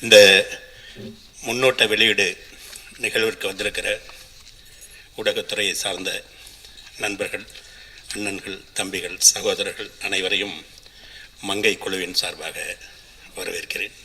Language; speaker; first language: Tamil; native; Tamil